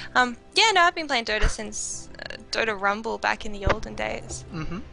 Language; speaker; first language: English; native; English